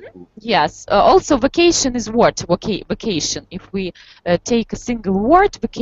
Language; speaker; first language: English; non-native, fluent; Russian